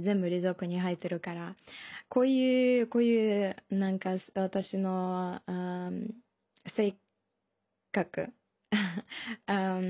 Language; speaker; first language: Japanese; non-native, learner; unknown